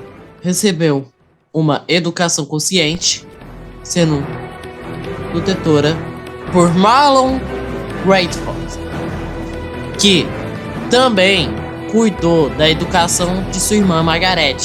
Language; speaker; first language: Portuguese; native; Portuguese